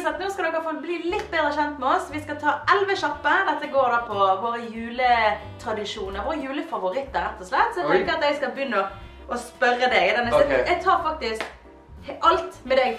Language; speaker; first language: Norwegian; native; Norwegian